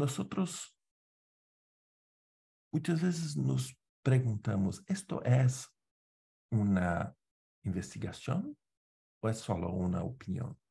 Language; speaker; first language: Spanish; non-native, fluent; Portuguese